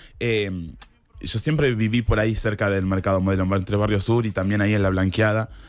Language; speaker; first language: Spanish; native; Spanish